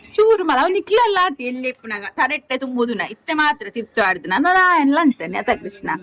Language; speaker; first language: Kannada; native; Kannada